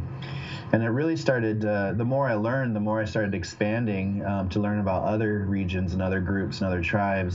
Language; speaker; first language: English; native; English